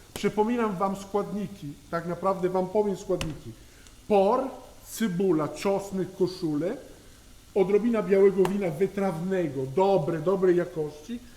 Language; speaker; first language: Polish; non-native, learner; Italian